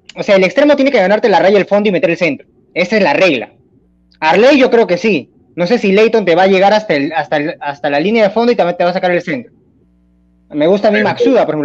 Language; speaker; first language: Spanish; native; Spanish